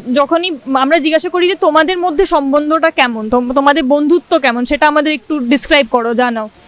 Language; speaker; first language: Bangla; non-native, local second language; Hindi